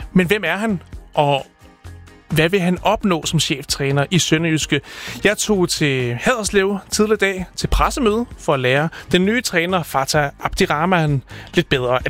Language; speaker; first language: Danish; native; Danish